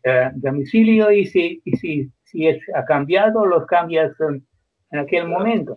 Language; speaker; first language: Spanish; non-native, fluent; Croatian